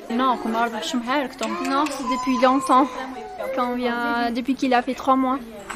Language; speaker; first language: French; early bilingual, other home language; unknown